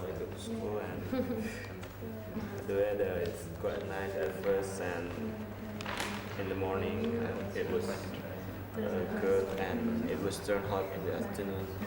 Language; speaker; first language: English; non-native, learner; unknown